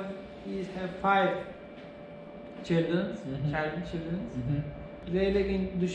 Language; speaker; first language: English; non-native, learner; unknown